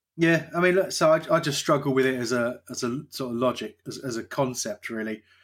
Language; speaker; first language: English; native; English